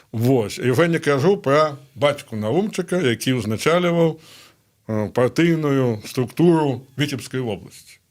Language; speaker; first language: Belarusian; native; Belarusian